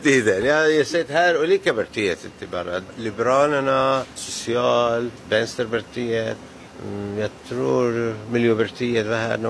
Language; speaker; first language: Swedish; non-native, learner; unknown